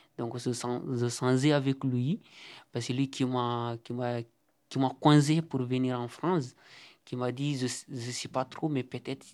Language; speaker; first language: French; non-native, learner; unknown